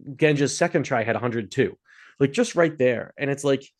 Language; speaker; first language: English; native; English